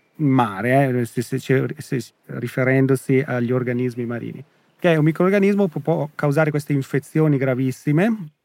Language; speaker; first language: Italian; native; Italian